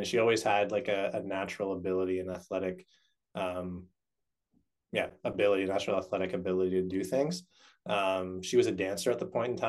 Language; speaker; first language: English; native; English